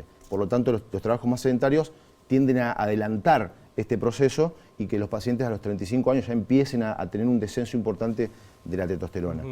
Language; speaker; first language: Spanish; native; Spanish